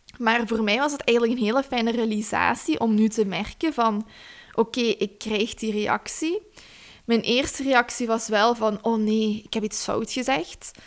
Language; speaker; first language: Dutch; native; Dutch